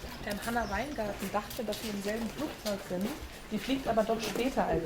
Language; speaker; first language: German; native; German